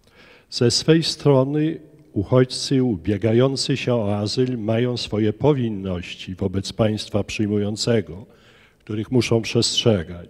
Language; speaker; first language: Polish; native; Polish